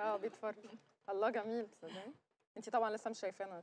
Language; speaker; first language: Arabic; native; Arabic